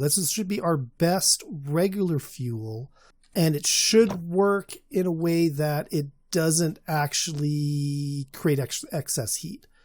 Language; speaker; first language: English; native; English